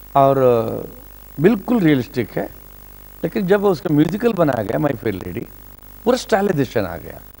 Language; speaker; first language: Hindi; non-native, local second language; Kannada